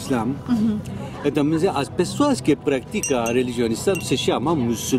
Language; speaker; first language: Portuguese; non-native, learner; Turkish